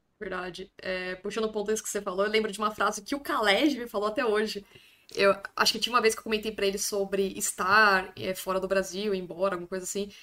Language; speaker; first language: Portuguese; native; Portuguese